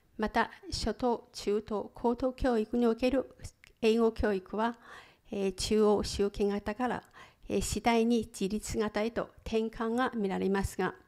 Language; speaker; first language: Japanese; non-native, fluent; Chinese